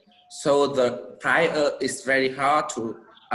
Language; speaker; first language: English; non-native, learner; Vietnamese